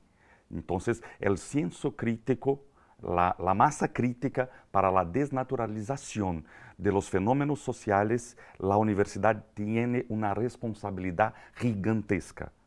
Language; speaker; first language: Spanish; non-native, learner; Portuguese